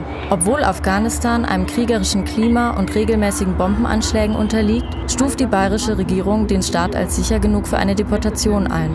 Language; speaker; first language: German; native; German